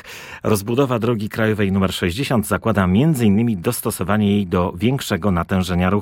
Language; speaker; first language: Polish; native; Polish